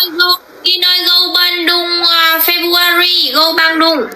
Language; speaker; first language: English; non-native, learner; Vietnamese